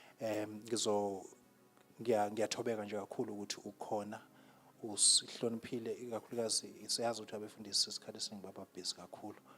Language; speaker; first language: Zulu; native; Zulu